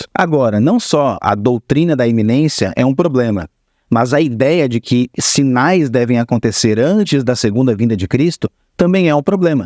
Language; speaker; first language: Portuguese; native; Portuguese